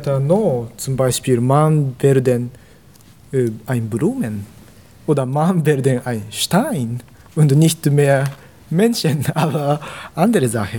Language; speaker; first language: German; non-native, learner; Japanese